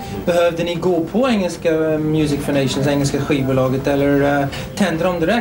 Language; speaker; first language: Swedish; native; Swedish